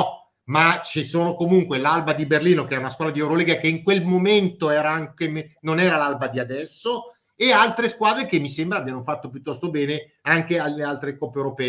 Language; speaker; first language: Italian; native; Italian